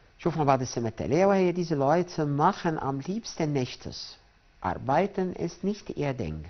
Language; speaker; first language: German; non-native, fluent; Arabic